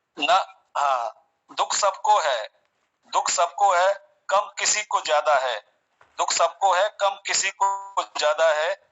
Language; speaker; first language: Hindi; native; Hindi